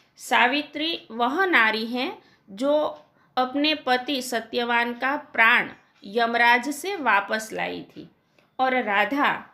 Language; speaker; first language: Hindi; non-native, local second language; Gujarati